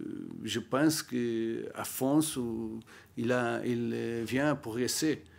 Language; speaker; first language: French; non-native, learner; Portuguese